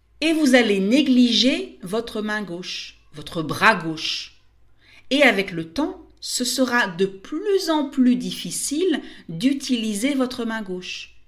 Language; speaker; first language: French; native; French